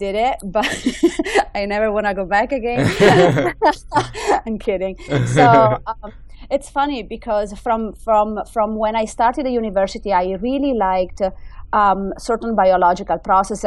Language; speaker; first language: English; non-native, fluent; Italian